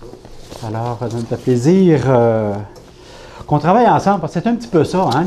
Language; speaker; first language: French; native; French